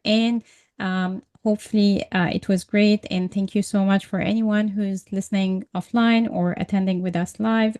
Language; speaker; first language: English; non-native, fluent; Arabic